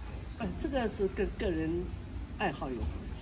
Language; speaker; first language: Chinese; non-native, local second language; Wu Chinese